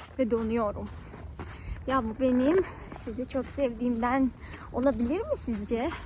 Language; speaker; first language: Turkish; native; Turkish